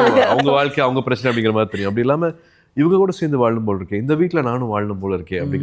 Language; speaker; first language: Tamil; native; Tamil